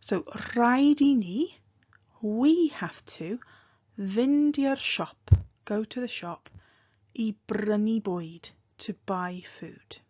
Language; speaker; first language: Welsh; non-native, fluent; English